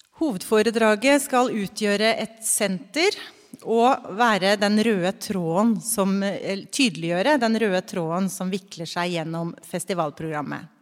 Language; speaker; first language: Norwegian; native; Norwegian